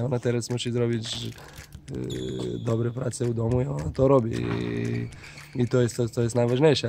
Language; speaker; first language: Polish; non-native, fluent; Slovenian